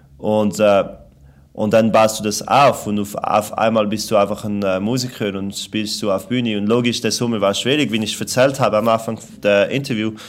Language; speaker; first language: German; non-native, local second language; French